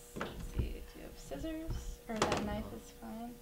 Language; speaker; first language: English; native; English